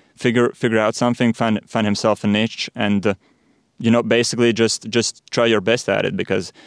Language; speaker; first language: English; non-native, fluent; Latvian